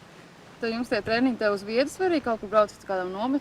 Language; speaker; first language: Latvian; native; Latvian